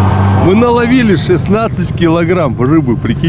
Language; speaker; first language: Russian; native; Russian